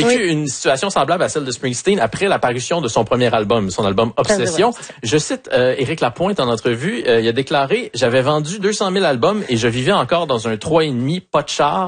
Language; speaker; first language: French; native; French